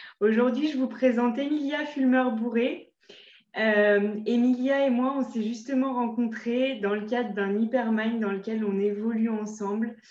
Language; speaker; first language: French; native; French